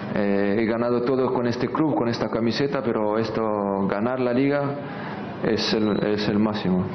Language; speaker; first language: Spanish; non-native, fluent; French